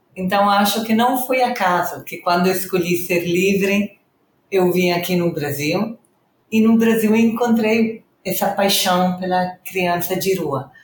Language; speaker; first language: Portuguese; non-native, fluent; Italian